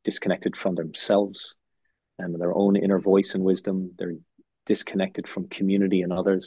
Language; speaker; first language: English; native; English